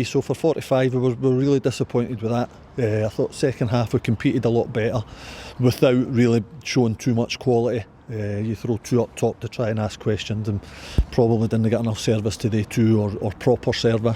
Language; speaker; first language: English; native; English